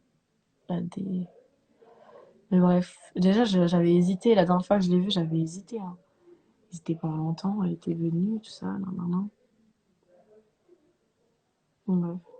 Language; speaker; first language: French; native; French